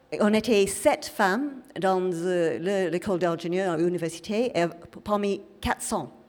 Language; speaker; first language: French; non-native, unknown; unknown